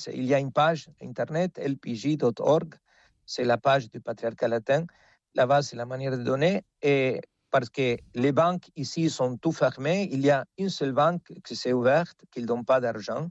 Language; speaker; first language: French; non-native, fluent; Spanish